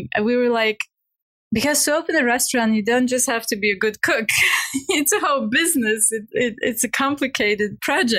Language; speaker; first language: English; non-native, fluent; Bulgarian